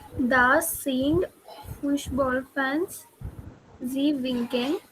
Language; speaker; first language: German; non-native, learner; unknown